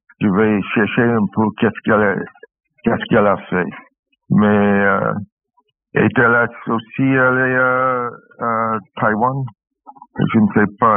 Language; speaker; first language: French; non-native, learner; English